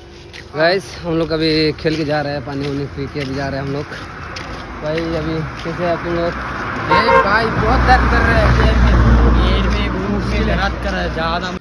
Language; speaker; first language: Hindi; non-native, learner; Bangla